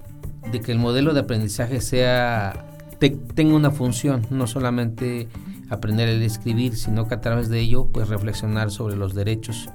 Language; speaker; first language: Spanish; native; Spanish